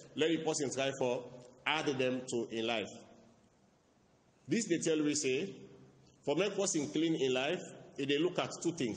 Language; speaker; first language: English; non-native, local second language; Krio